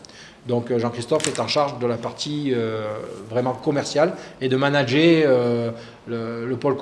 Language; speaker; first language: French; native; French